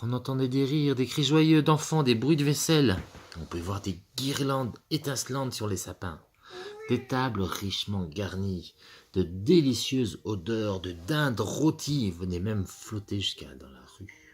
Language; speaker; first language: French; native; French